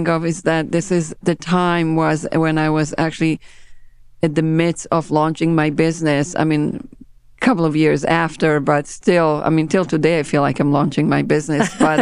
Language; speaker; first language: English; non-native, fluent; Hebrew